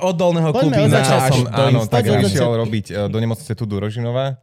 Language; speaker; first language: Slovak; native; Slovak